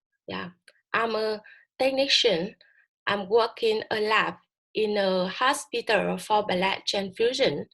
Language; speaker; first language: English; non-native, learner; Vietnamese